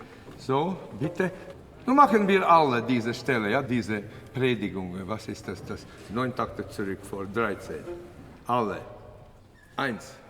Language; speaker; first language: German; non-native, fluent; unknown